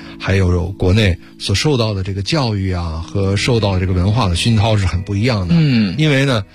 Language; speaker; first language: Chinese; early bilingual, other home language; Japanese